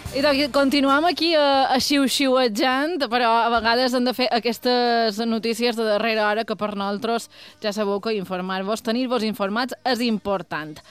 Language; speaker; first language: Catalan; native; Catalan